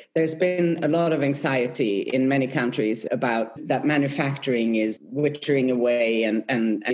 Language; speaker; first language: English; non-native, fluent; Swedish